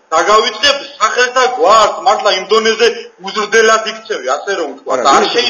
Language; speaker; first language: Georgian; native; Georgian